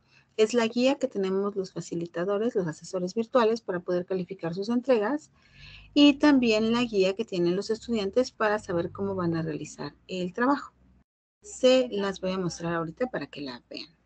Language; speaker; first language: Spanish; native; Spanish